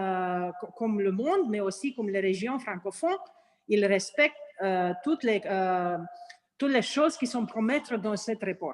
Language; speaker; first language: French; non-native, learner; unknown